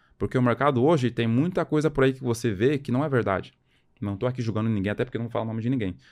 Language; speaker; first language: Portuguese; early bilingual, other home language; French